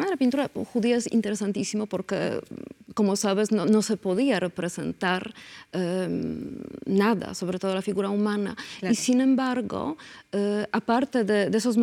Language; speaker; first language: Spanish; non-native, fluent; Polish